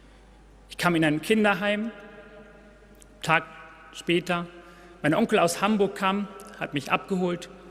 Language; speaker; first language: German; non-native, fluent; Tamil